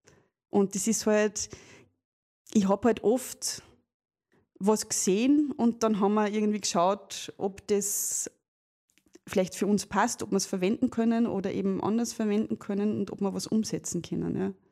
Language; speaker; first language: German; native; German